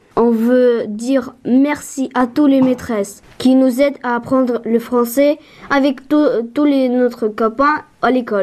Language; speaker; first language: French; early bilingual, other home language; Ukrainian